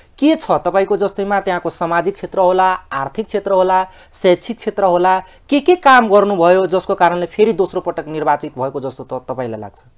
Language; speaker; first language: Nepali; non-native, local second language; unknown